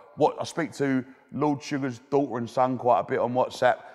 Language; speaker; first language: English; native; English